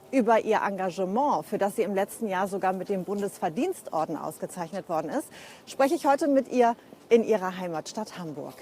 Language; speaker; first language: German; native; German